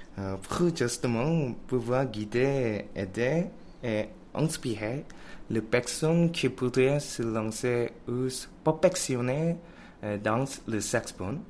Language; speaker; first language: French; non-native, learner; Korean